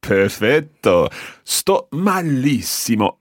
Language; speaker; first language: Italian; non-native, fluent; English